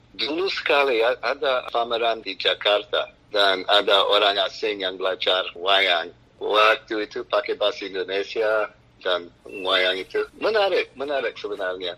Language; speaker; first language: Indonesian; non-native, fluent; English